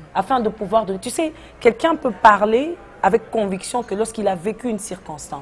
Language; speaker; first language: French; non-native, local second language; Lingala